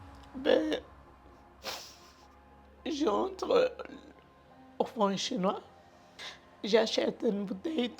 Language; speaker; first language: French; non-native, learner; Portuguese